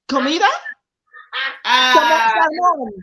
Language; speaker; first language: Spanish; non-native, learner; English